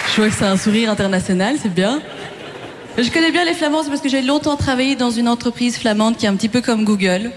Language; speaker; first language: French; early bilingual, other home language; Persian